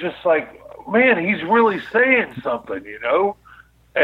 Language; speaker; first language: English; native; English